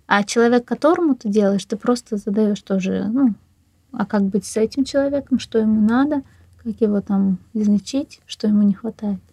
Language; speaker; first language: Russian; native; Russian